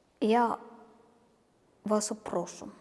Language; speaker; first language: Ukrainian; non-native, learner; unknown